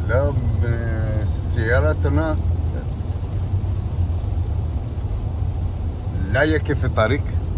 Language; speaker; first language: Arabic; non-native, fluent; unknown